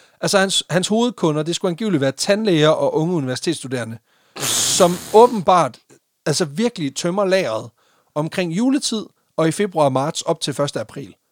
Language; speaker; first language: Danish; native; Danish